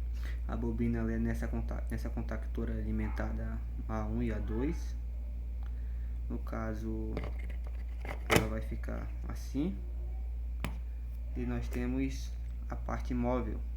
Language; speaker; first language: Portuguese; native; Portuguese